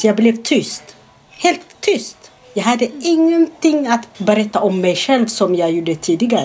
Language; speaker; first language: Swedish; non-native, fluent; Amharic